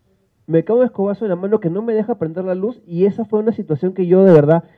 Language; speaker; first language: Spanish; native; Spanish